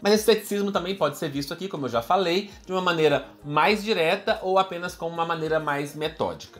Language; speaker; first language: Portuguese; native; Portuguese